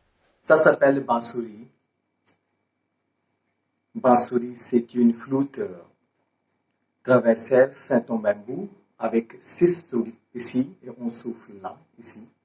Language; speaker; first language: French; non-native, fluent; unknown